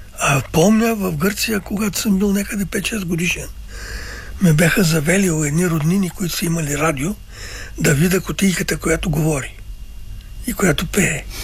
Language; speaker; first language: Bulgarian; early bilingual, other home language; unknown